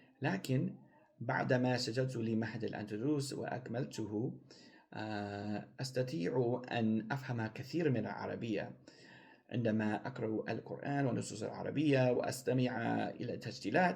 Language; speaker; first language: Arabic; non-native, learner; English